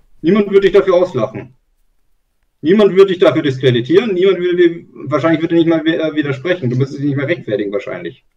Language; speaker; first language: German; native; German